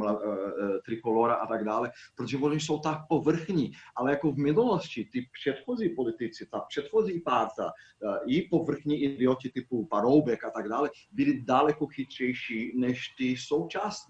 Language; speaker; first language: Czech; non-native, fluent; Portuguese